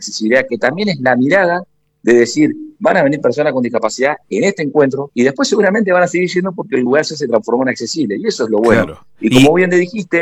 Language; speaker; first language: Spanish; native; Spanish